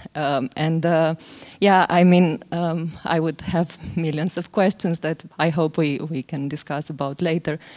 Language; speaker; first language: English; non-native, fluent; Romanian